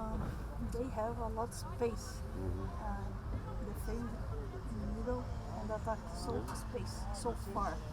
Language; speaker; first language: English; non-native, learner; Portuguese